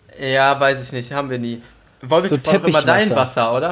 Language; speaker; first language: German; native; German